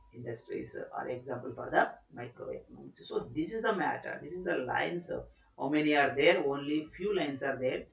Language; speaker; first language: English; non-native, local second language; Telugu